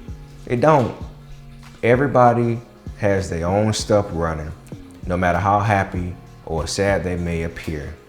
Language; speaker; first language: English; native; English